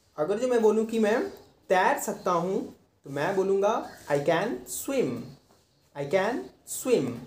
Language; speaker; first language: Hindi; native; Hindi